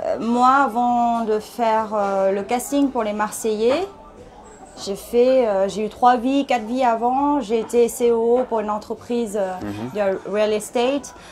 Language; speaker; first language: French; early bilingual, other home language; Thai